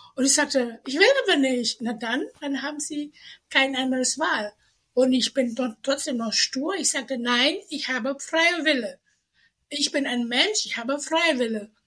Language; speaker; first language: German; non-native, fluent; Indonesian